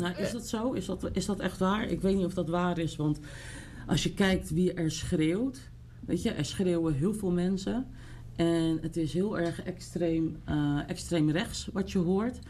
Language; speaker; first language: Dutch; native; Dutch